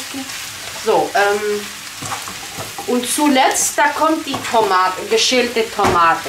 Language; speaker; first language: German; non-native, local second language; Kurdish